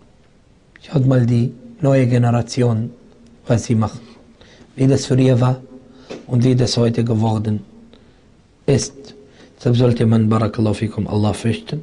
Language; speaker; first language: German; non-native, fluent; Arabic